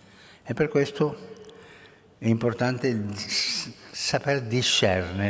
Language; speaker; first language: Italian; non-native, fluent; Spanish